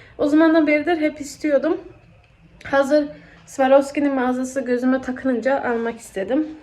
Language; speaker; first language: Turkish; early bilingual, heritage; Turkish